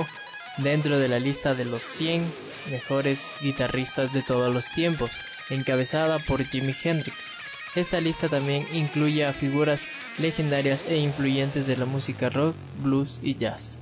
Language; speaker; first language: Spanish; native; Spanish